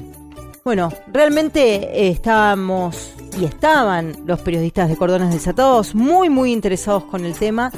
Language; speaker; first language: Spanish; native; Spanish